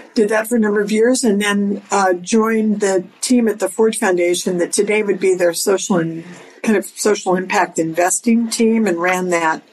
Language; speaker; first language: English; native; English